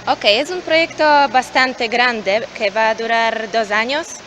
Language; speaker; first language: Spanish; non-native, learner; Polish